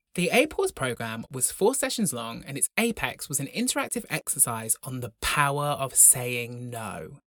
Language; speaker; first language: English; native; English